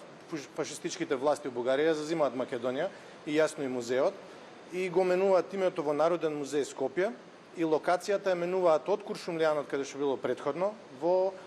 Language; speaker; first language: Macedonian; native; Macedonian